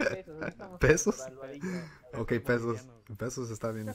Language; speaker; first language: Spanish; native; Spanish